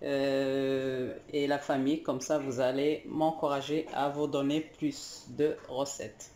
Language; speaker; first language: French; non-native, local second language; Arabic